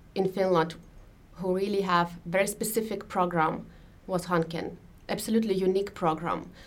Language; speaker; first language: English; non-native, fluent; Russian